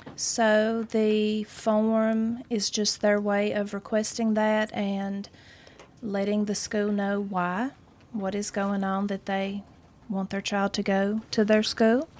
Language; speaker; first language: English; native; English